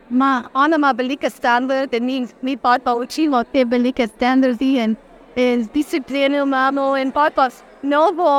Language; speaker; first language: Slovenian; early bilingual, heritage; Slovenian